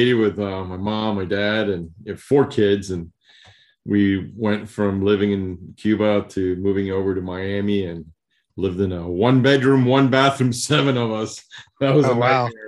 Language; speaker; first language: English; early bilingual, other home language; Spanish